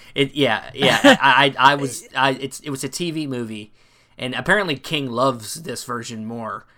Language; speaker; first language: English; native; English